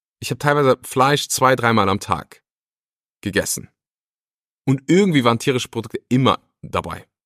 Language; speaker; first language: German; early bilingual, other home language; Russian